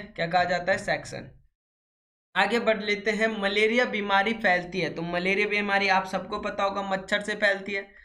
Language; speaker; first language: Hindi; native; Hindi